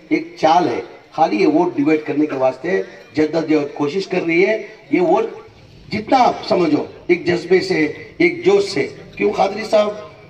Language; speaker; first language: Hindi; non-native, local second language; Urdu